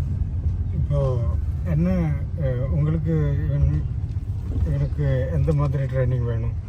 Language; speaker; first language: Tamil; non-native, learner; Malayalam